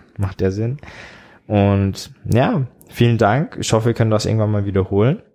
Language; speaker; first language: German; early bilingual, other home language; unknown